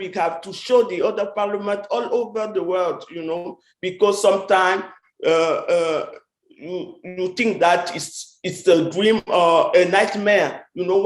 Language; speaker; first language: English; non-native, fluent; French